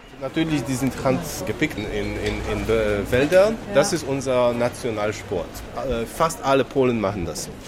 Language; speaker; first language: German; non-native, fluent; Polish